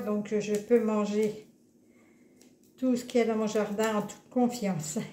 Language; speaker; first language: French; native; French